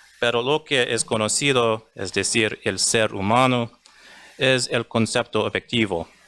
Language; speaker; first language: Spanish; non-native, learner; English